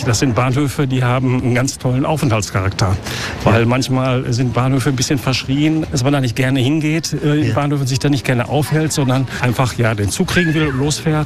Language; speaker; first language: German; native; German